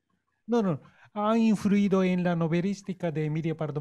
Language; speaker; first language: Spanish; non-native, fluent; Japanese